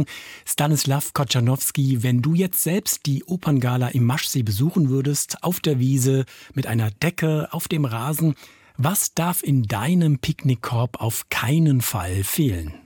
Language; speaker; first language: German; native; German